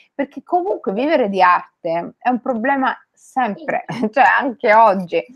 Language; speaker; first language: Italian; early bilingual, other home language; Somali